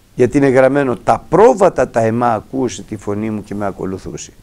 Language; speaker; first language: Greek; native; Greek